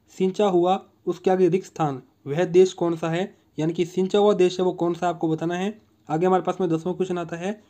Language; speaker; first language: Hindi; native; Hindi